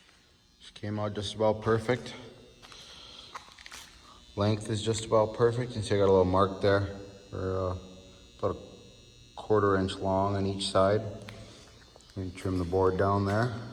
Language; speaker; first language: English; native; English